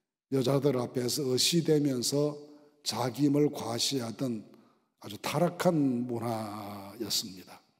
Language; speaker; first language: Korean; native; Korean